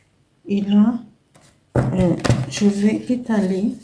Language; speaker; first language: French; native; French